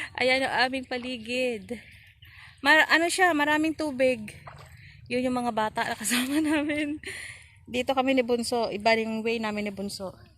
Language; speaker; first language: Filipino; non-native, local second language; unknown